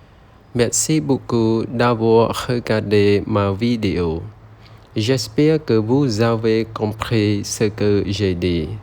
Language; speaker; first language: French; non-native, learner; Khmer